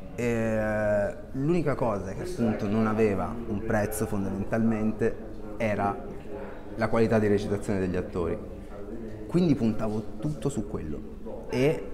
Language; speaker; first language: Italian; native; Italian